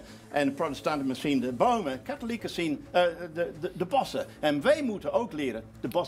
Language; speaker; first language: Dutch; non-native, fluent; English